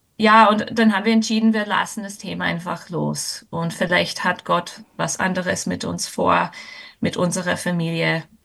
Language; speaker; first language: German; non-native, fluent; English